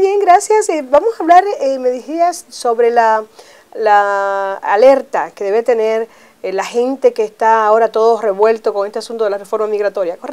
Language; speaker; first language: Spanish; native; Spanish